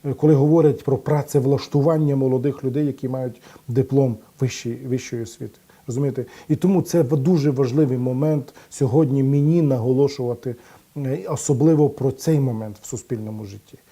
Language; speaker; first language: Ukrainian; non-native, local second language; Romany